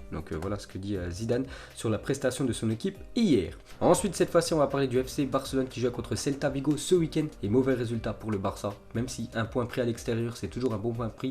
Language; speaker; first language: French; native; French